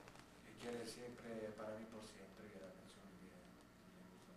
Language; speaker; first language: Spanish; non-native, learner; Italian